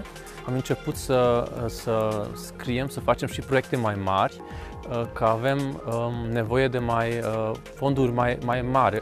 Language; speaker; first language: Romanian; non-native, local second language; Hungarian